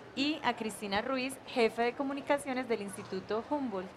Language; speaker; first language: Spanish; native; Spanish